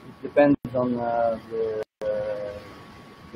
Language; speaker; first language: English; non-native, learner; Italian